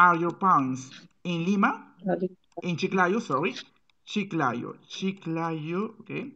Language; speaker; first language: English; non-native, fluent; Spanish